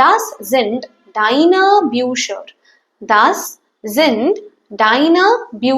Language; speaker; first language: German; non-native, fluent; Tamil